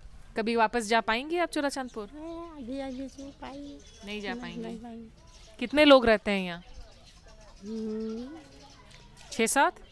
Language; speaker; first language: Hindi; native; Hindi